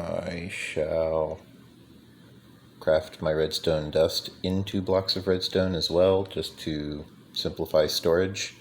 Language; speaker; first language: English; native; English